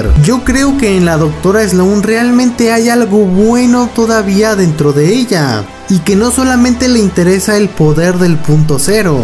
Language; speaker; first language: Spanish; native; Spanish